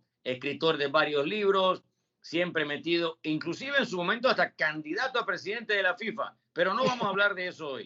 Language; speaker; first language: Spanish; native; Spanish